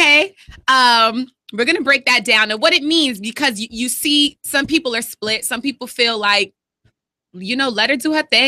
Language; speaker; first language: English; native; English